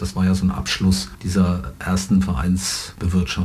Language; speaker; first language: German; native; German